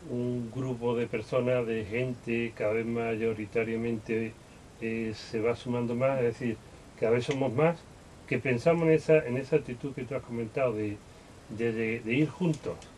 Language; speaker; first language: Spanish; native; Spanish